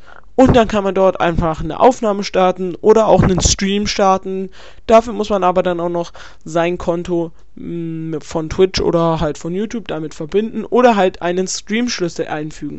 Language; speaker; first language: German; native; German